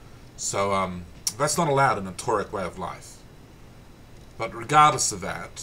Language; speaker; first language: English; native; English